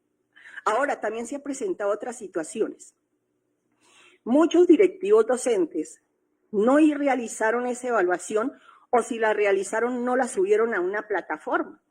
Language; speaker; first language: Spanish; native; Spanish